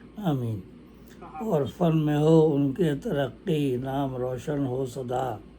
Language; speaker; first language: Urdu; native; Urdu